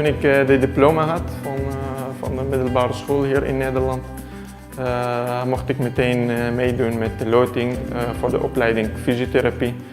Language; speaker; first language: Dutch; non-native, fluent; Arabic